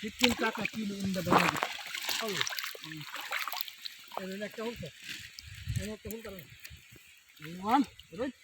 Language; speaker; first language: English; non-native, learner; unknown